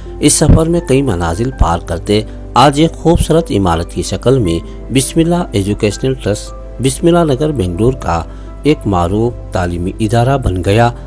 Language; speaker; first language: Urdu; native; Urdu